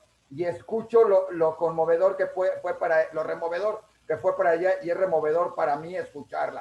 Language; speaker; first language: Spanish; native; Spanish